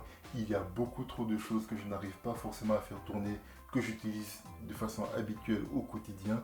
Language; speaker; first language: French; native; French